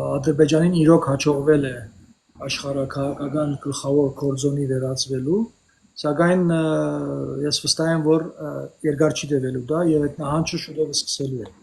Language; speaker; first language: Armenian; early bilingual, heritage; Armenian